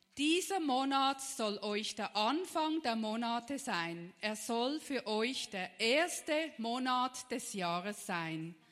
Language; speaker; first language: German; native; German